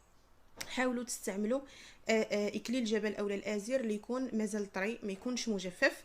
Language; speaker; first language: Arabic; native; Arabic